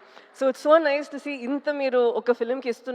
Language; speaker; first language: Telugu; non-native, local second language; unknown